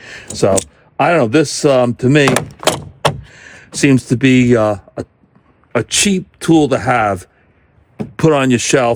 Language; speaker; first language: English; native; English